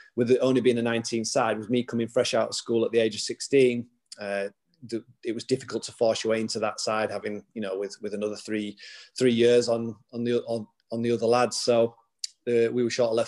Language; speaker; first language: English; native; English